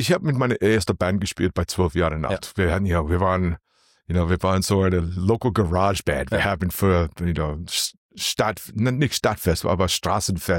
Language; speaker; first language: German; non-native, learner; English